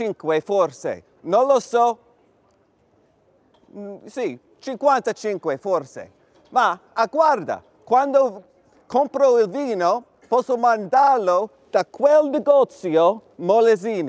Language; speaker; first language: Italian; non-native, learner; English